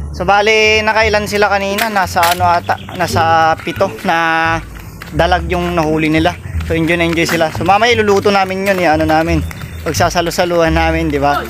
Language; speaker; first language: Filipino; non-native, local second language; Iloko